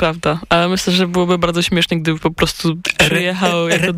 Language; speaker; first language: Polish; native; Polish